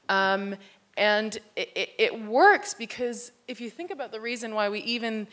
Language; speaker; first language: English; native; English